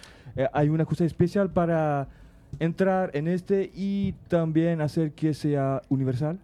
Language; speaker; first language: Spanish; non-native, fluent; French